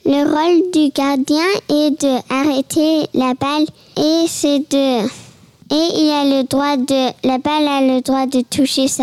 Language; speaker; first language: French; early bilingual, heritage; French